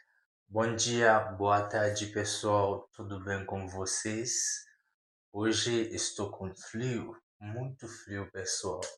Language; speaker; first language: Portuguese; non-native, learner; Haitian Creole